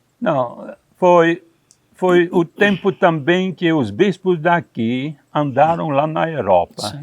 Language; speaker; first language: Portuguese; non-native, fluent; Dutch